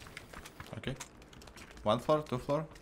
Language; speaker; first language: English; non-native, learner; Russian